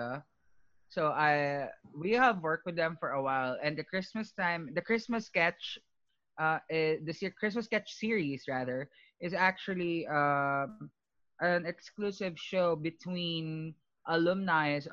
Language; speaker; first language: English; non-native, local second language; Filipino